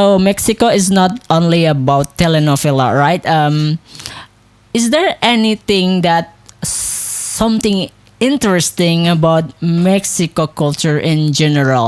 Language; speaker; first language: English; non-native, local second language; Indonesian